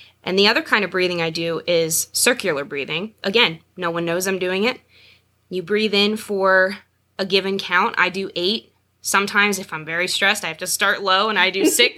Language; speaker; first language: English; native; English